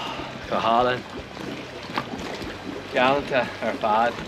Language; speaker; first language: Irish; non-native, local second language; English